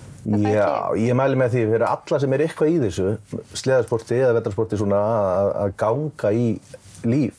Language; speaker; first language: Icelandic; native; Icelandic